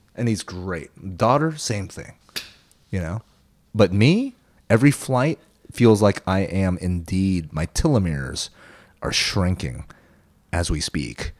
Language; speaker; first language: English; early bilingual, other home language; Korean